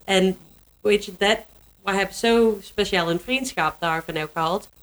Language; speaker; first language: Dutch; non-native, learner; English